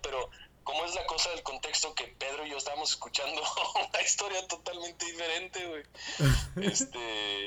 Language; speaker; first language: Spanish; native; Spanish